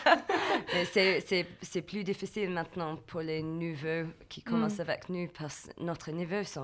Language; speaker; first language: French; non-native, learner; English